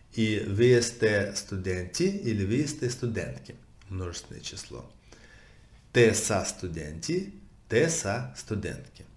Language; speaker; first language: Russian; native; Russian